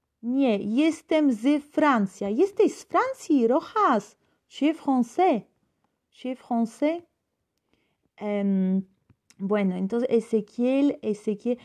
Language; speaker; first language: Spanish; non-native, fluent; Polish